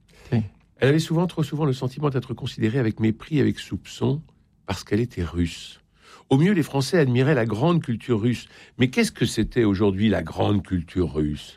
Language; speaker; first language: French; native; French